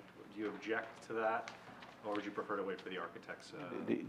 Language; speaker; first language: English; native; English